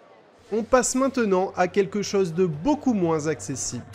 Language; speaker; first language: French; native; French